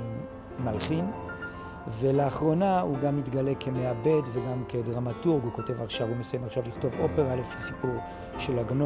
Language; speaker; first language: Hebrew; native; Hebrew